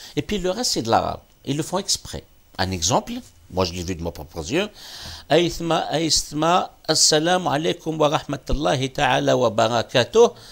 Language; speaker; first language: French; non-native, local second language; Kabyle